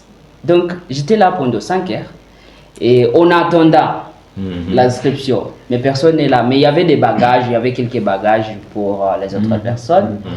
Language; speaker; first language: French; non-native, fluent; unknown